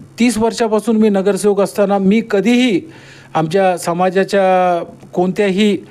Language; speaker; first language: Marathi; non-native, local second language; Marwari